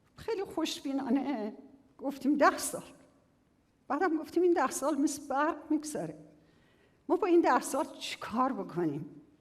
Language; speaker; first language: Persian; native; Persian